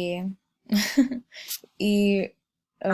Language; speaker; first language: Spanish; non-native, learner; English